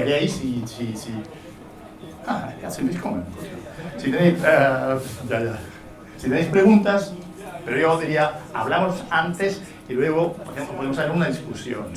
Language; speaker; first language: Spanish; non-native, fluent; Italian